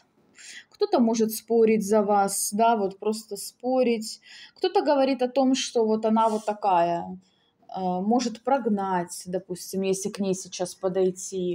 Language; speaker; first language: Russian; native; Russian